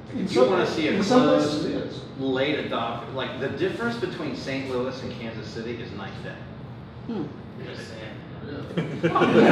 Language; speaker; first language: English; native; English